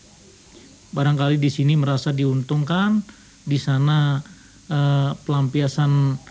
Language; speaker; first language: Indonesian; native; Indonesian